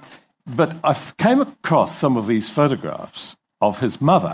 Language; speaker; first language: English; native; English